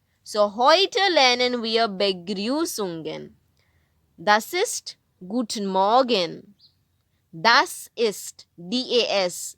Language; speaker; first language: German; non-native, fluent; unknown